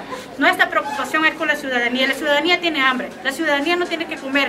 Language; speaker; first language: Spanish; native; Spanish